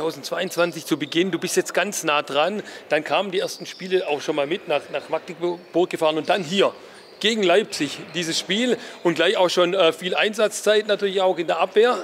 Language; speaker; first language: German; native; German